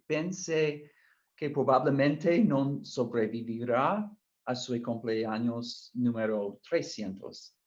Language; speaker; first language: Spanish; non-native, fluent; English